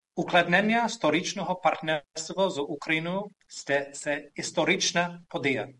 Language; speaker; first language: Ukrainian; non-native, learner; English